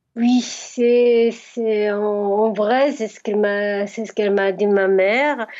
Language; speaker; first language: French; non-native, fluent; Korean